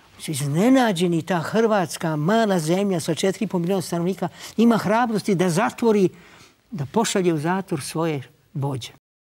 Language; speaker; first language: Croatian; native; Croatian